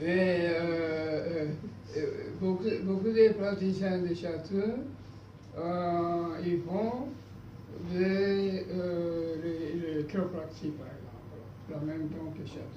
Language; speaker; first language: French; non-native, learner; Japanese